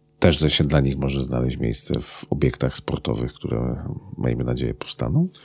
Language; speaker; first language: Polish; native; Polish